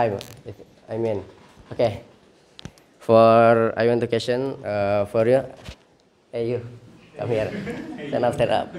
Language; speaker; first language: English; non-native, learner; Indonesian